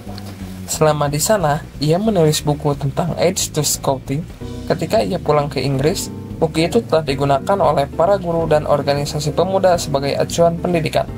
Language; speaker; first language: Indonesian; native; Indonesian